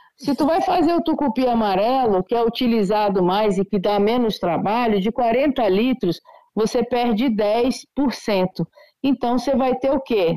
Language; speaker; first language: Portuguese; native; Portuguese